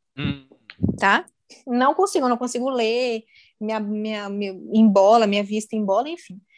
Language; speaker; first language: Portuguese; native; Portuguese